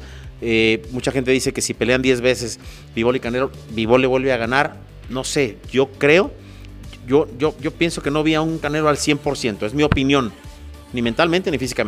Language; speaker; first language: Spanish; native; Spanish